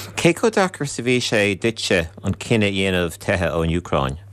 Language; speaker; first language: Irish; native; Irish